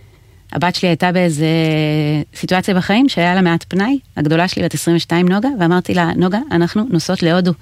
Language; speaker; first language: Hebrew; native; Hebrew